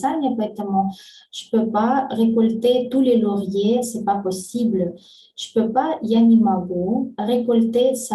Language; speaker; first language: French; non-native, fluent; Russian